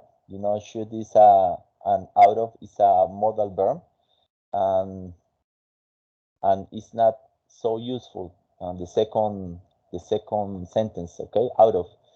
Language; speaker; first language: English; non-native, fluent; Spanish